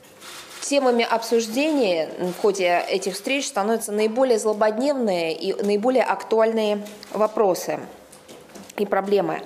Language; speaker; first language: Russian; native; Russian